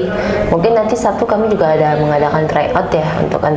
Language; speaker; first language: Indonesian; native; Indonesian